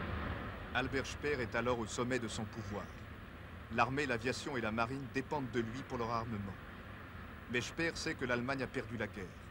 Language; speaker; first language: French; native; French